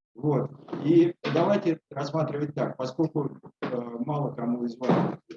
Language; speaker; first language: Russian; native; Russian